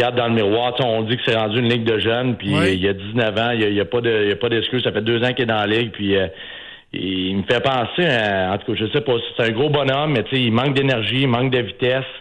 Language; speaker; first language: French; native; French